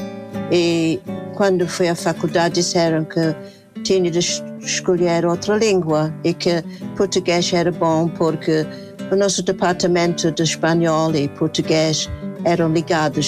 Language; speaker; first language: Portuguese; non-native, fluent; English